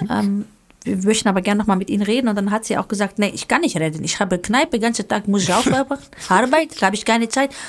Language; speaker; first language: German; early bilingual, other home language; Greek